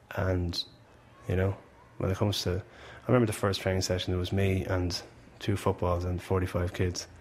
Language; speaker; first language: English; native; English